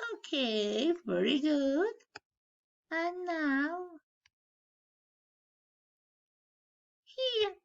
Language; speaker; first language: English; non-native, learner; Spanish